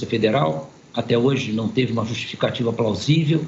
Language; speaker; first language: Portuguese; native; Portuguese